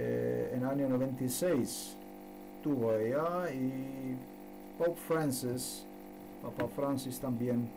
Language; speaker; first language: Spanish; non-native, learner; Slovenian